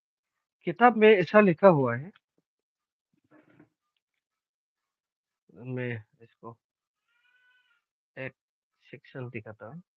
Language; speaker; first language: Hindi; non-native, local second language; Bodo